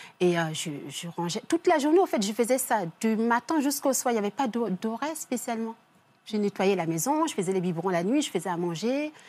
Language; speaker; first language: French; early bilingual, other home language; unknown